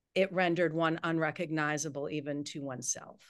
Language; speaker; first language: English; native; English